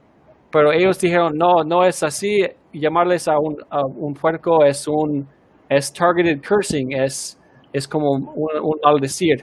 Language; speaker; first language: Spanish; non-native, fluent; English